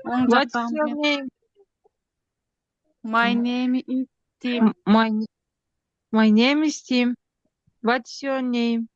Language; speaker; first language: English; non-native, learner; Kyrgyz